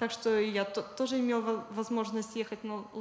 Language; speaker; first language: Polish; non-native, learner; Russian